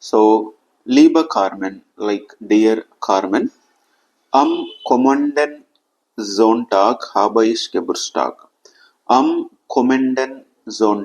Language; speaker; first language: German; non-native, fluent; Telugu